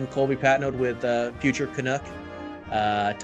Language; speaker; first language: English; native; English